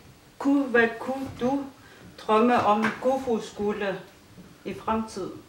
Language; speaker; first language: Danish; non-native, local second language; Kalaallisut